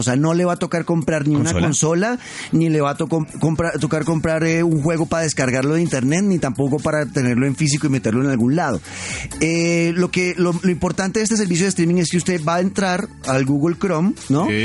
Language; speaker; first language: Spanish; native; Spanish